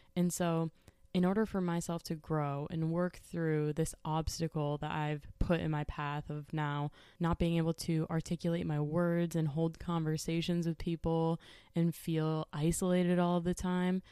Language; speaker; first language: English; native; English